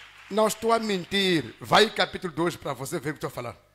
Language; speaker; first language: Portuguese; non-native, local second language; Tsonga